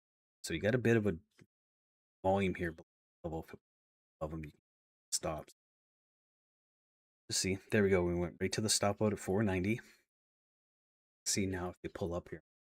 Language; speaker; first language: English; native; English